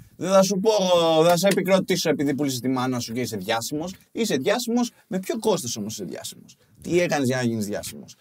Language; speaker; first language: Greek; early bilingual, other home language; Albanian